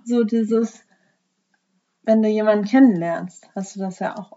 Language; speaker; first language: German; native; German